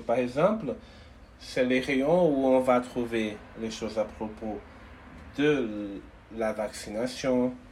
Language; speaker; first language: French; non-native, learner; Portuguese